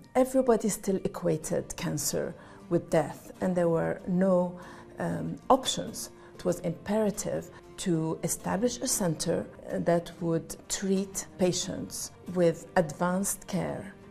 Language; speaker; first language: English; non-native, fluent; Arabic